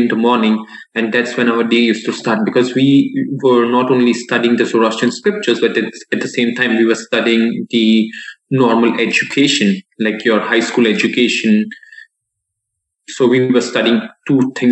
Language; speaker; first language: English; non-native, local second language; Gujarati